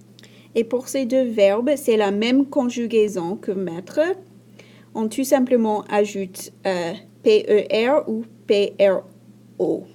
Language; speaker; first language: French; non-native, fluent; English